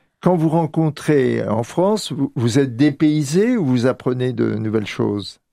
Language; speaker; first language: French; native; French